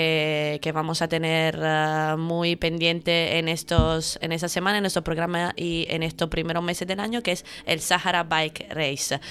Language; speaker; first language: Spanish; native; Spanish